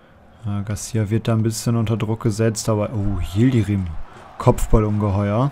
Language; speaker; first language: German; native; German